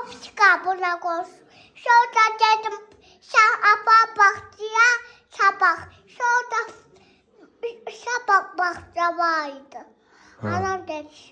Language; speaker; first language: Turkish; non-native, learner; Azerbaijani